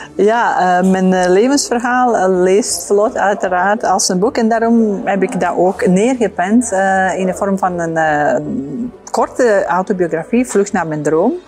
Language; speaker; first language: Dutch; non-native, fluent; Bosnian